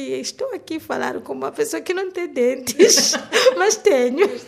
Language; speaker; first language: Portuguese; non-native, learner; Swahili